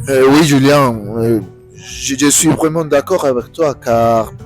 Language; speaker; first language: French; non-native, learner; Spanish